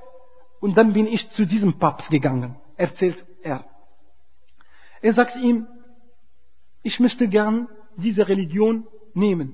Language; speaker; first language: German; non-native, fluent; Arabic